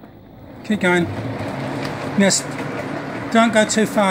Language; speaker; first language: English; native; English